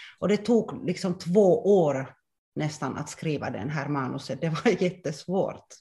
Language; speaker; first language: Swedish; non-native, local second language; Finnish